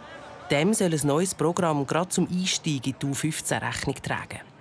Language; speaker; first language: German; native; German